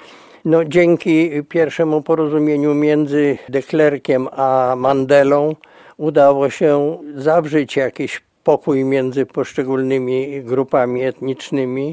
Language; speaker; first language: Polish; native; Polish